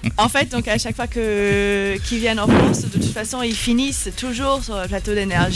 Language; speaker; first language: French; native; French